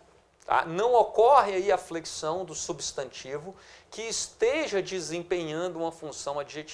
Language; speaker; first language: Portuguese; native; Portuguese